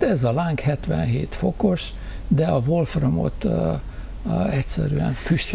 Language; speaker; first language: Hungarian; native; Hungarian